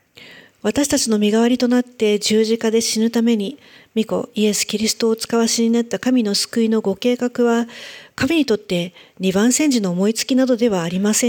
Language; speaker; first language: Japanese; native; Japanese